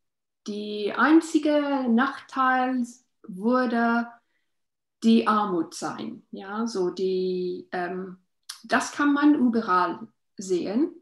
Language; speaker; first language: German; non-native, learner; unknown